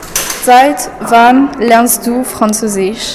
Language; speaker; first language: German; non-native, learner; French